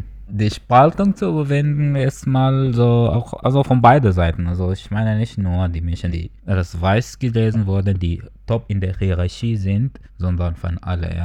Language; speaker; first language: German; non-native, fluent; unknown